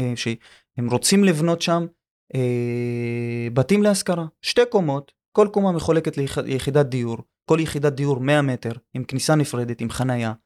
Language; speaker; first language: Hebrew; non-native, local second language; Arabic